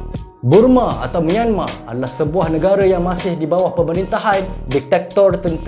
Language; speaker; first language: Malay; native; Malay